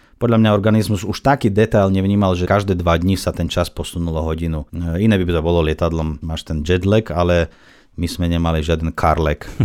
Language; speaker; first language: Slovak; non-native, fluent; Russian